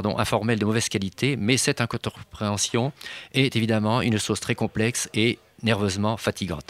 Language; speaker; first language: French; native; French